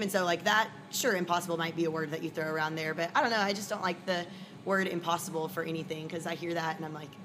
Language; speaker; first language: English; native; English